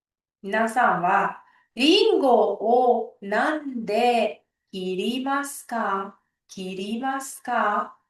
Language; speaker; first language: Japanese; non-native, fluent; Uzbek